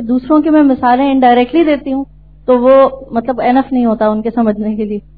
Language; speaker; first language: Urdu; native; Urdu